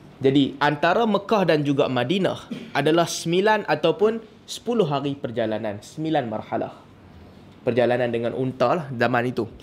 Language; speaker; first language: Malay; native; Malay